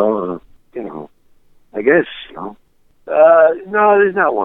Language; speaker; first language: English; native; English